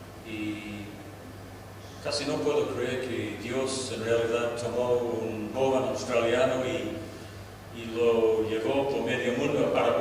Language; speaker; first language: Spanish; non-native, fluent; English